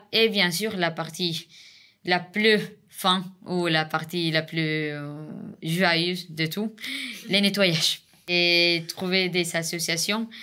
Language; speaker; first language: French; non-native, fluent; Spanish